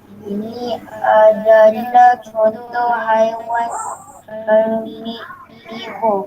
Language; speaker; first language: Malay; native; Malay